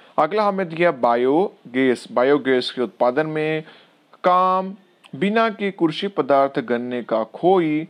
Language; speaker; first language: Hindi; non-native, local second language; Gujarati